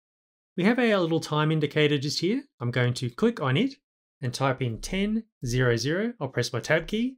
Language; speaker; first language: English; native; English